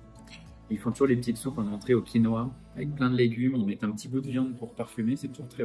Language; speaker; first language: French; native; French